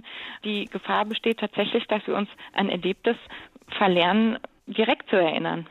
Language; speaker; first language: German; native; German